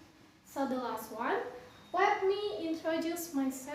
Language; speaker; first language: English; non-native, fluent; Indonesian